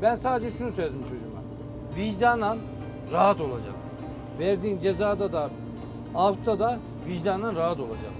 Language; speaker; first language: Turkish; native; Turkish